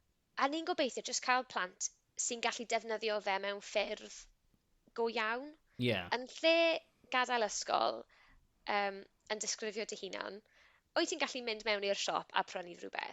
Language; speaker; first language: Welsh; non-native, local second language; English